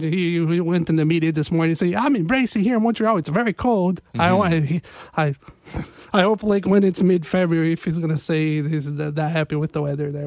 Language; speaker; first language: English; non-native, fluent; Portuguese